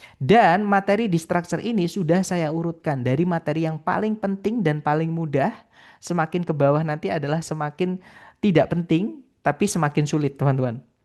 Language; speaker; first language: Indonesian; non-native, local second language; Javanese